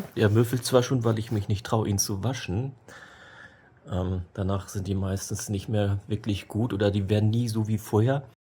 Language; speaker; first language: German; native; German